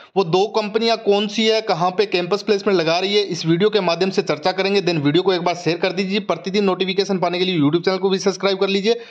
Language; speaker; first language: Hindi; native; Hindi